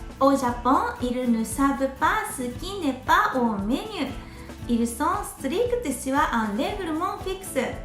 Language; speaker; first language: French; non-native, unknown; Japanese